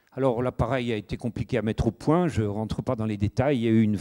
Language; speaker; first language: French; native; French